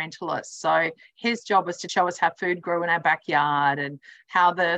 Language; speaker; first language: English; native; English